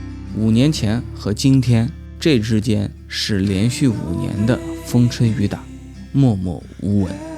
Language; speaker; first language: Chinese; native; Chinese